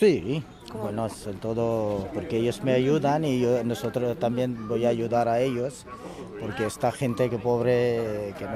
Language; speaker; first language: Spanish; non-native, learner; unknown